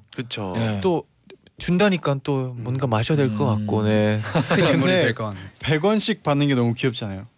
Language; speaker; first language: Korean; non-native, fluent; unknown